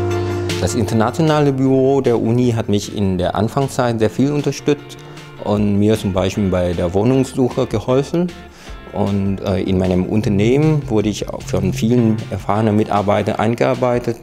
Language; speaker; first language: German; non-native, fluent; Vietnamese